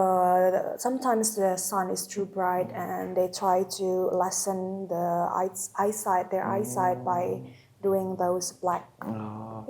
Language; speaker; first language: English; non-native, local second language; Indonesian